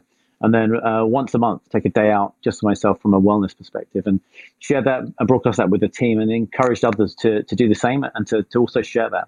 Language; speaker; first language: English; native; English